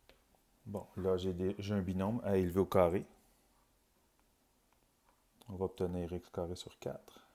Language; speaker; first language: French; native; French